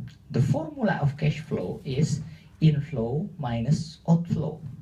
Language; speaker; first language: English; non-native, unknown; Indonesian